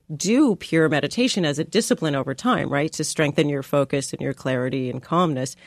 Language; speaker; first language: English; native; English